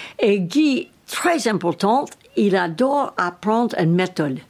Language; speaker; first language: French; non-native, learner; English